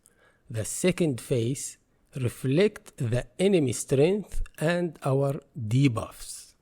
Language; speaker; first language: English; non-native, fluent; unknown